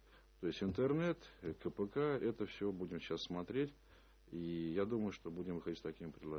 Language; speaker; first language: Russian; native; Russian